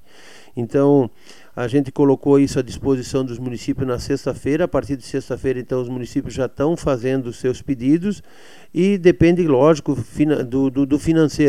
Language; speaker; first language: Portuguese; native; Portuguese